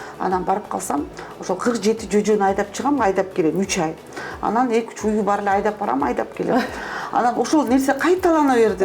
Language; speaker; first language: Kyrgyz; non-native, local second language; Russian